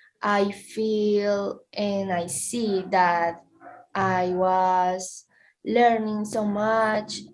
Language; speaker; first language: English; non-native, learner; Spanish